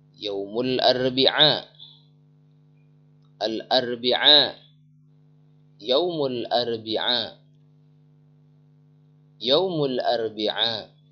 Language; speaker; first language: Arabic; non-native, fluent; Indonesian